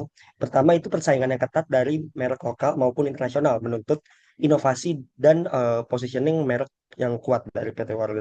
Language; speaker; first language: Indonesian; native; Indonesian